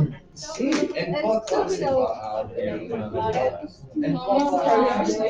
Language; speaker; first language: Spanish; non-native, fluent; English